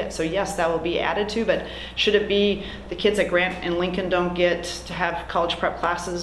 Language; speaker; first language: English; native; English